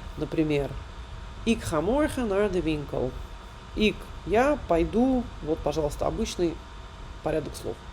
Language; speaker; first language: Russian; native; Russian